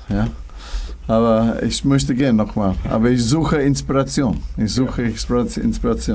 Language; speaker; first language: German; non-native, learner; English